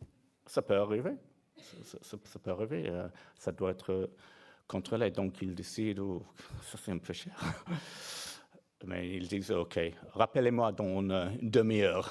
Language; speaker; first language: French; non-native, fluent; English